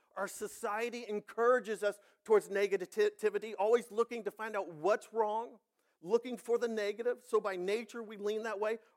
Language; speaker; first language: English; native; English